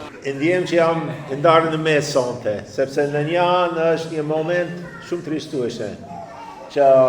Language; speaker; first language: Albanian; non-native, fluent; English